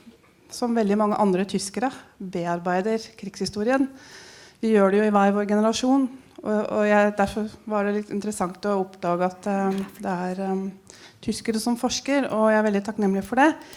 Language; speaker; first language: Norwegian; early bilingual, heritage; Norwegian